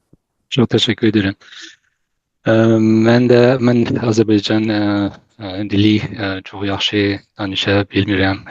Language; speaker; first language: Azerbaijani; non-native, learner; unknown